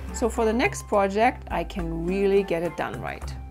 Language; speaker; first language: English; non-native, fluent; German